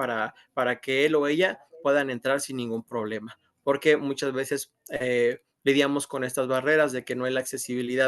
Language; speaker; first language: Spanish; native; Spanish